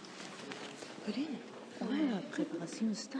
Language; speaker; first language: French; non-native, learner; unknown